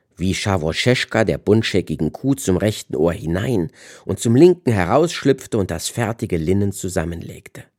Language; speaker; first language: German; native; German